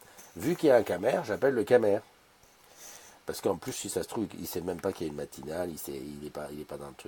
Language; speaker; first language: French; native; French